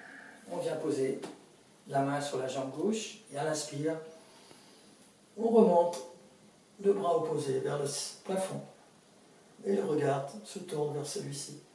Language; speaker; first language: French; native; French